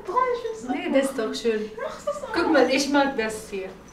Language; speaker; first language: German; non-native, fluent; Persian